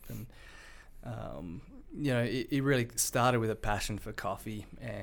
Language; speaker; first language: English; native; English